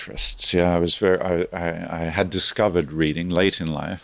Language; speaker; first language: English; native; English